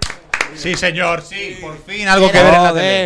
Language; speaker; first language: Spanish; native; Spanish